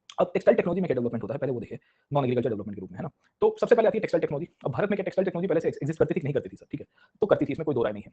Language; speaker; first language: Hindi; non-native, local second language; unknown